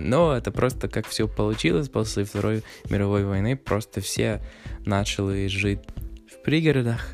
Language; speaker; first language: Russian; non-native, fluent; English